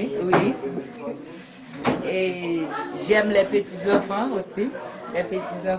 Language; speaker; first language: French; non-native, local second language; Haitian Creole